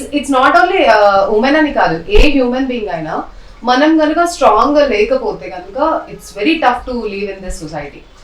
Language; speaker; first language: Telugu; non-native, local second language; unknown